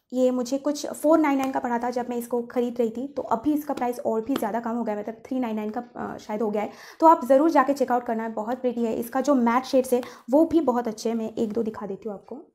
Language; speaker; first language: Hindi; non-native, local second language; Bangla